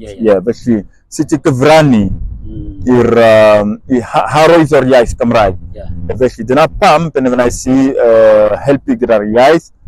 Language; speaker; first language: Welsh; non-native, fluent; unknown